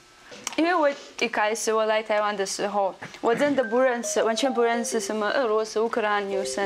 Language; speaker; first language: Chinese; non-native, fluent; Russian